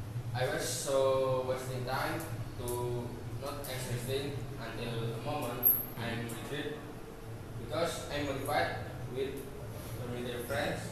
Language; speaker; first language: English; non-native, learner; Indonesian